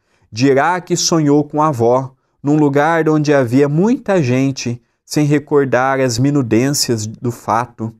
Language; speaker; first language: Portuguese; native; Portuguese